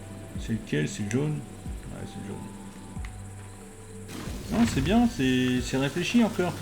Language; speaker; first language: French; native; French